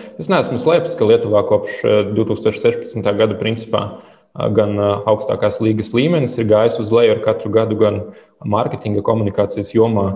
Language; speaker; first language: Latvian; early bilingual, other home language; Lithuanian